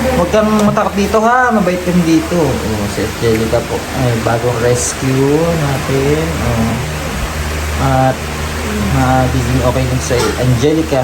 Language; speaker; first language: Filipino; native; Filipino